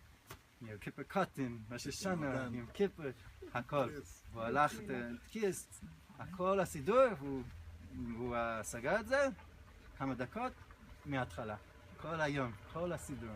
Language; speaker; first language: Hebrew; non-native, fluent; English